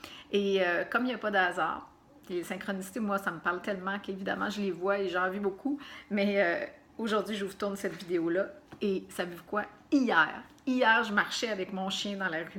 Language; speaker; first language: French; native; French